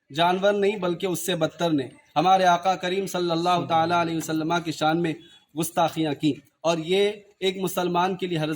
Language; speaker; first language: Urdu; native; Urdu